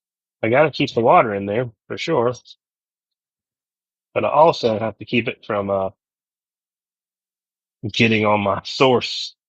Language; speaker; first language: English; native; English